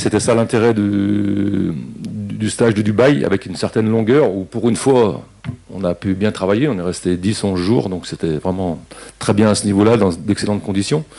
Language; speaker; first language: French; native; French